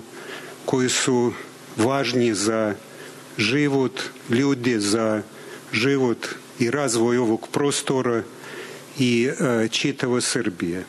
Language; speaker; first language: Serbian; non-native, fluent; Russian